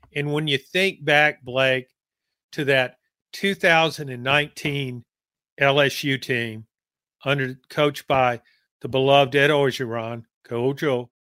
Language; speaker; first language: English; native; English